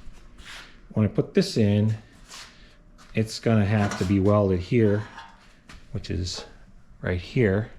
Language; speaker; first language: English; native; English